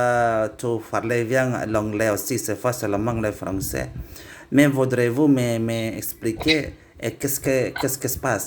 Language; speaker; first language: French; non-native, learner; Indonesian